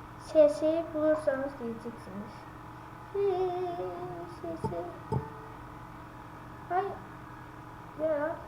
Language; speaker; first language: Turkish; non-native, learner; Azerbaijani